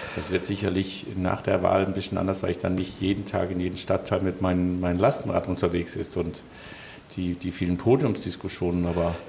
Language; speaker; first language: German; non-native, fluent; Danish